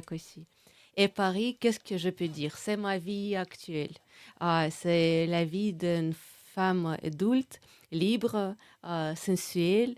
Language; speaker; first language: French; non-native, fluent; Russian